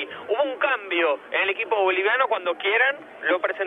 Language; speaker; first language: Spanish; native; Spanish